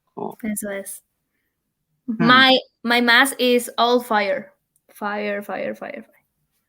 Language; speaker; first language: English; non-native, learner; Spanish